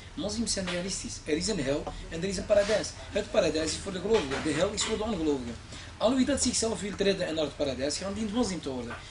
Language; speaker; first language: Dutch; early bilingual, other home language; Arabic